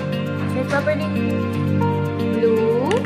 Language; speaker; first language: English; non-native, local second language; Filipino